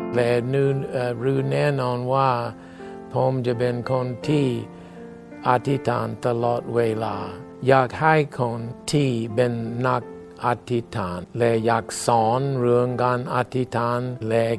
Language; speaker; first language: Thai; non-native, learner; English